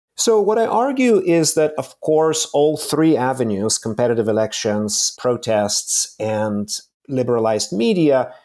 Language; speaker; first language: English; non-native, fluent; Bulgarian